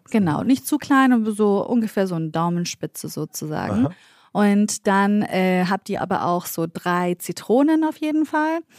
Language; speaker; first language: German; early bilingual, other home language; Central Kurdish